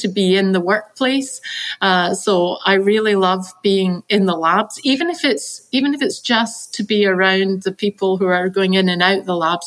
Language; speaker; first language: English; native; English